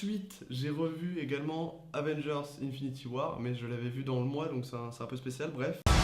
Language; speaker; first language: French; native; French